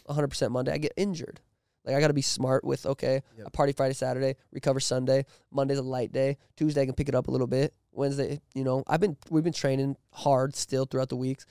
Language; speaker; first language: English; native; English